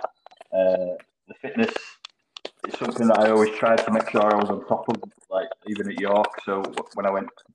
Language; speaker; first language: English; native; English